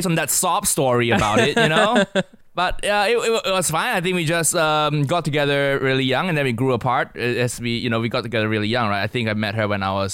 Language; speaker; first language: English; non-native, local second language; Cantonese